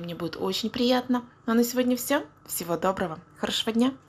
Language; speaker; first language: Russian; native; Russian